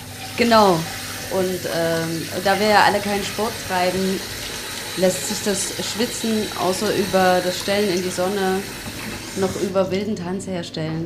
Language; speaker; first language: German; native; German